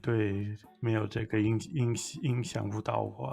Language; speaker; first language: Chinese; non-native, fluent; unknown